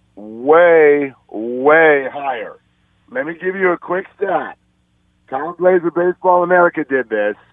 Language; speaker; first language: English; native; English